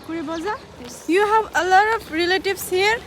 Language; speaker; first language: English; non-native, learner; Nepali